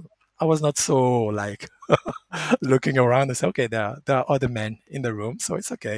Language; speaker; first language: English; non-native, fluent; French